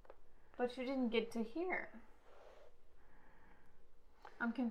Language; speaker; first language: English; native; English